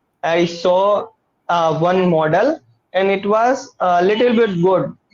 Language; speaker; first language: English; non-native, learner; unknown